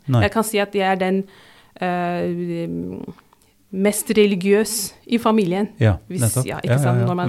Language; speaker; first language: Norwegian; non-native, fluent; Turkish